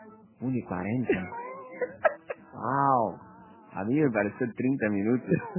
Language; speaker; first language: Spanish; non-native, fluent; Portuguese